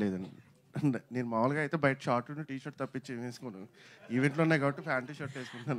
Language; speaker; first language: Telugu; native; Telugu